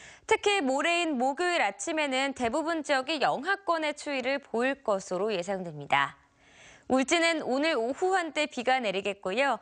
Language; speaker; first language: Korean; native; Korean